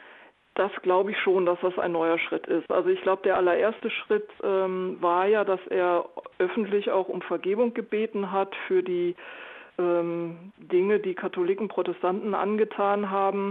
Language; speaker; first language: German; native; German